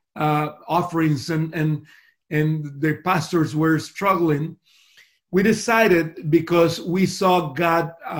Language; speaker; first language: English; non-native, fluent; Spanish